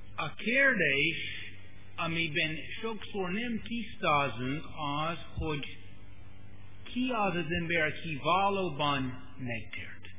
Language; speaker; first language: Hungarian; non-native, fluent; English